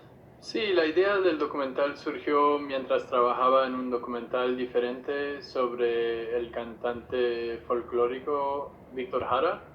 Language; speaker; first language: Spanish; non-native, fluent; English